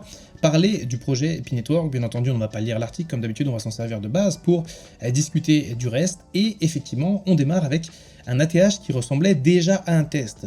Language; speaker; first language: French; native; French